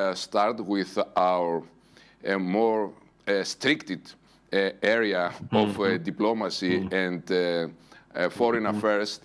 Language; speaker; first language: English; non-native, fluent; Greek